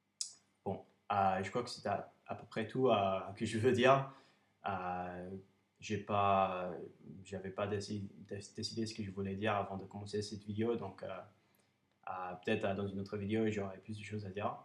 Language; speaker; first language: French; non-native, fluent; English